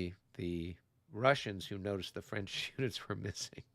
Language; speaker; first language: English; native; English